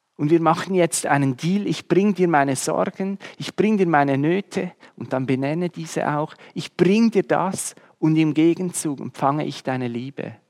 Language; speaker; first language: German; native; German